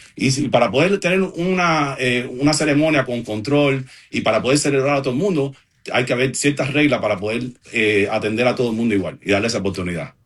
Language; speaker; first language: Spanish; early bilingual, heritage; Spanish